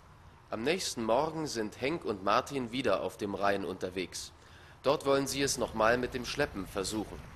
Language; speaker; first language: German; native; German